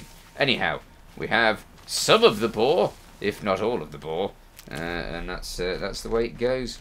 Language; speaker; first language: English; native; English